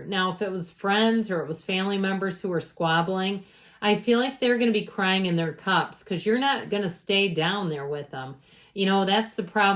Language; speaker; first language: English; native; English